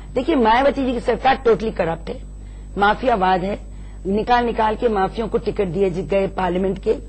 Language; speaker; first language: Hindi; native; Hindi